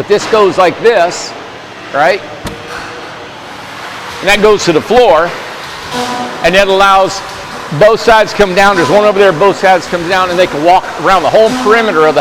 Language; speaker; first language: English; native; English